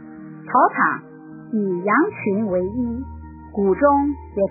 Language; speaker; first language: Chinese; native; Chinese